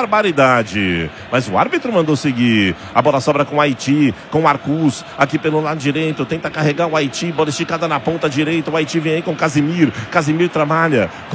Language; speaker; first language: Portuguese; native; Portuguese